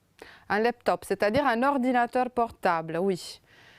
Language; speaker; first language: French; non-native, fluent; Romanian